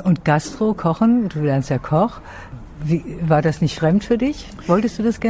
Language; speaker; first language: German; native; German